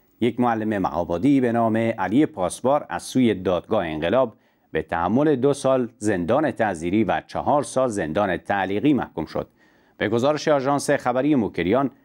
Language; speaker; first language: Persian; non-native, local second language; Central Kurdish